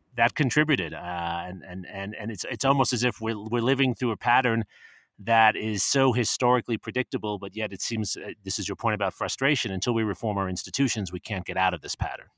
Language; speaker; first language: English; native; English